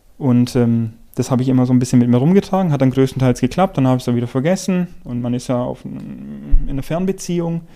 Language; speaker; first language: German; native; German